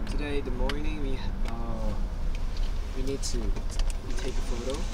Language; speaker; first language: English; non-native, learner; Korean